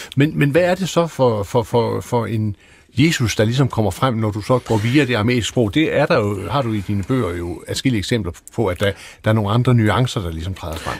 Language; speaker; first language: Danish; native; Danish